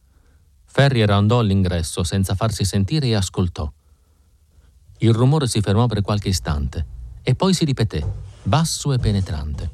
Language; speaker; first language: Italian; native; Italian